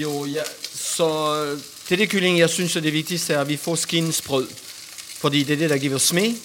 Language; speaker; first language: Danish; non-native, fluent; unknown